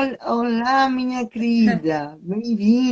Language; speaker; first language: Portuguese; non-native, fluent; Polish